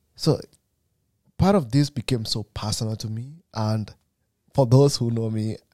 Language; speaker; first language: English; non-native, local second language; Kikuyu